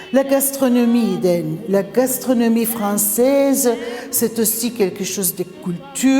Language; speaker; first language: French; non-native, fluent; Maltese